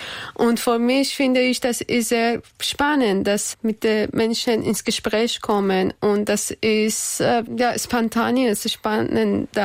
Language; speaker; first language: German; non-native, learner; Persian